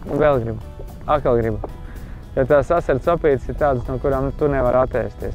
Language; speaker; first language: Latvian; native; Latvian